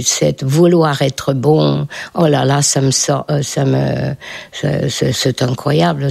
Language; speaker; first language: French; non-native, fluent; Hungarian